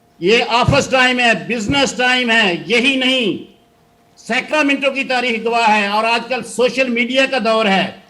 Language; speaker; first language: Urdu; native; Urdu